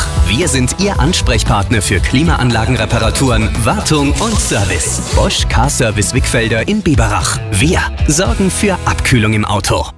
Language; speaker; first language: German; native; German